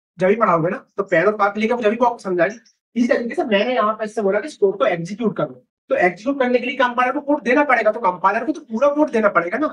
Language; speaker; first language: Hindi; native; Hindi